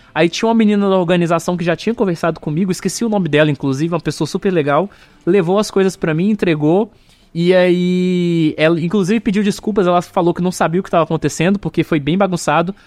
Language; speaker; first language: Portuguese; native; Portuguese